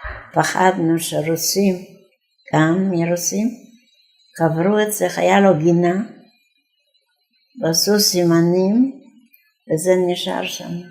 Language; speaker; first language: Hebrew; non-native, fluent; Yiddish